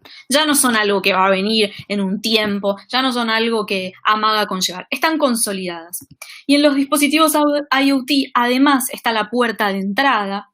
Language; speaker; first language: Spanish; native; Spanish